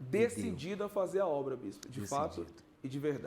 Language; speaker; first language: Portuguese; native; Portuguese